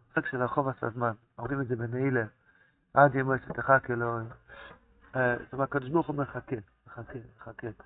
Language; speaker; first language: Hebrew; non-native, fluent; Yiddish